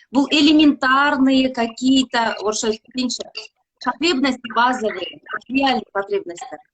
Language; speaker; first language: Russian; non-native, local second language; Kazakh